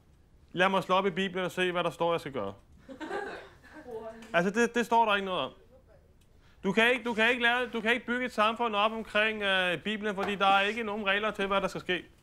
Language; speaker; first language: Danish; native; Danish